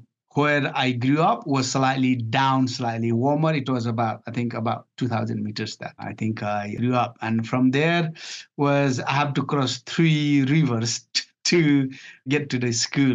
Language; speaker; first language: English; non-native, fluent; Nepali